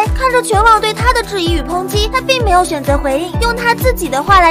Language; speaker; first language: Chinese; native; Chinese